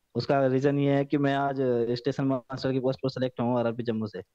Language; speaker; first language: Hindi; native; Hindi